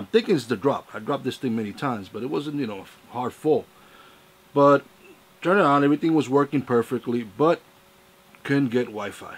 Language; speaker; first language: English; native; English